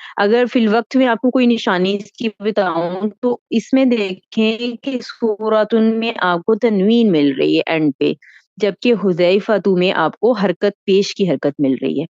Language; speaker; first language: Urdu; native; Urdu